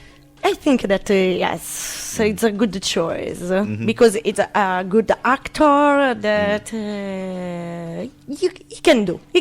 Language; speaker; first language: English; non-native, learner; Italian